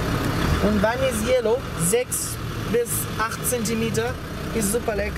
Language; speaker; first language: German; non-native, learner; Portuguese